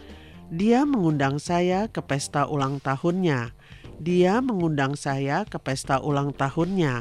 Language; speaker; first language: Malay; non-native, fluent; Chinese